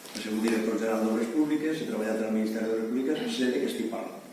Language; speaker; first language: Spanish; non-native, local second language; Catalan